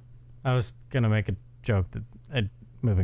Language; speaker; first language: English; native; English